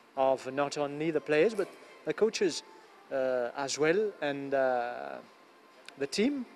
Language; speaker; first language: English; non-native, local second language; Morisyen